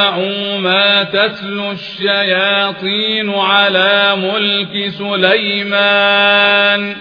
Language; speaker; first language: Arabic; native; Arabic